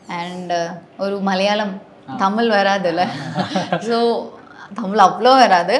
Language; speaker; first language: Tamil; non-native, learner; Malayalam